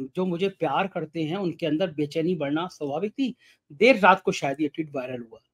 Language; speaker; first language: Hindi; native; Hindi